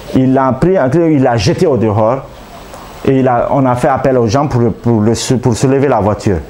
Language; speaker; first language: French; non-native, local second language; Arabic